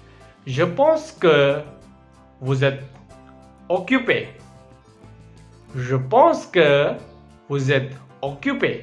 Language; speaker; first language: French; non-native, fluent; Hindi